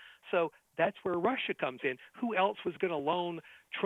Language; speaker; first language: English; native; English